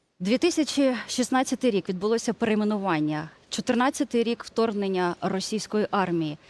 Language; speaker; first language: Ukrainian; native; Ukrainian